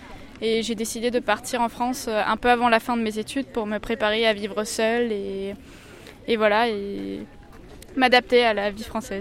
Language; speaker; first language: French; early bilingual, heritage; French